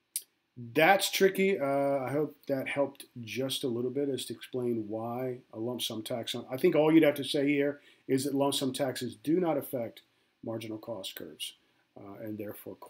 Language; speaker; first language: English; native; English